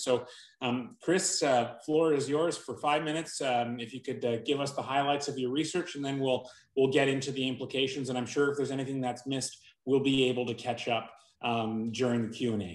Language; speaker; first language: English; native; English